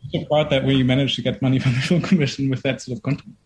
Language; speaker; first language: English; non-native, fluent; German